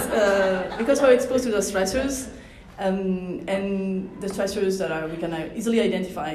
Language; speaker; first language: English; non-native, fluent; French